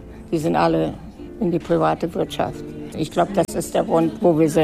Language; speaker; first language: German; native; German